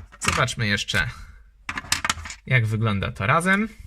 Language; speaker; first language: Polish; native; Polish